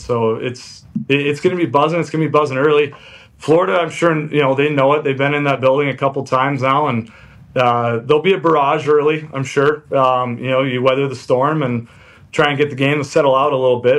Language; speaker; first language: English; native; English